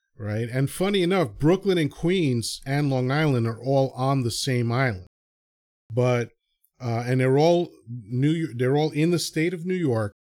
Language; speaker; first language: English; early bilingual, other home language; Spanish